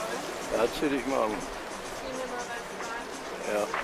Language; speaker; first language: German; native; German